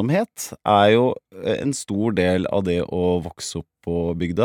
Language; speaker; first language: Norwegian; native; Norwegian